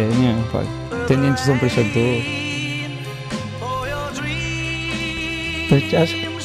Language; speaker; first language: Slovak; non-native, fluent; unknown